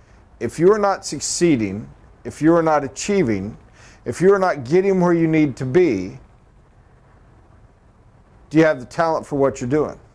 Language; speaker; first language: English; native; English